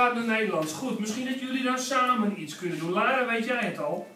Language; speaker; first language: Dutch; native; Dutch